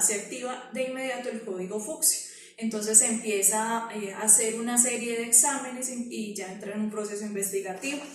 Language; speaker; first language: Spanish; native; Spanish